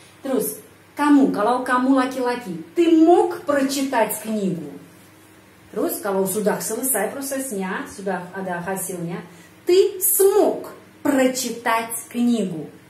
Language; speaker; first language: Indonesian; non-native, fluent; Russian